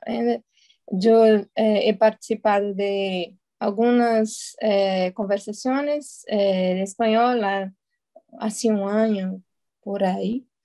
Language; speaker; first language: Spanish; non-native, learner; Portuguese